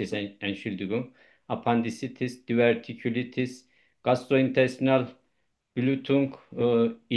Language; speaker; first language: German; non-native, learner; Turkish